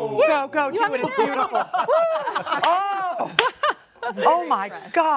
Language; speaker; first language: English; native; English